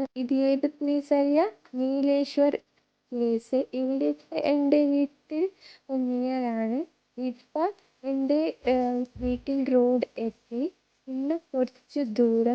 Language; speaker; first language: Malayalam; non-native, learner; Kannada